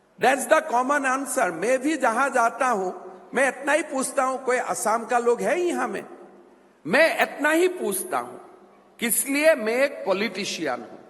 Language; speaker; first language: Hindi; non-native, local second language; Assamese